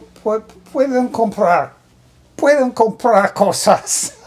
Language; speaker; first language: Spanish; non-native, learner; English